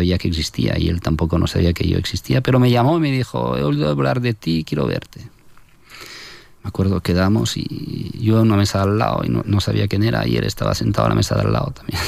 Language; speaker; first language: Spanish; non-native, fluent; French